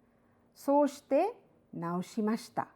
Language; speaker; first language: Japanese; non-native, fluent; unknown